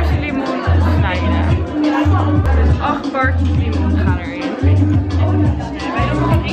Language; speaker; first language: Dutch; native; Dutch